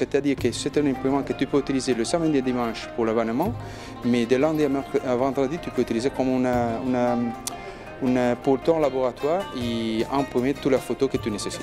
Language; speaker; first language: French; non-native, learner; Spanish